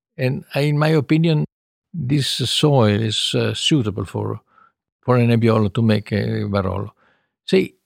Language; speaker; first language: English; non-native, fluent; Italian